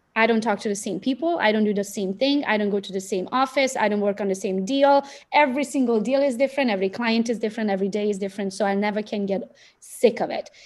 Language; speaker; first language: English; non-native, fluent; Romanian